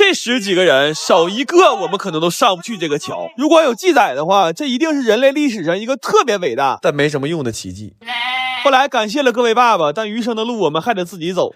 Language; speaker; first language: Chinese; native; Chinese